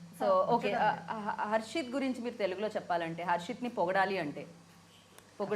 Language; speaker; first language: Telugu; native; Telugu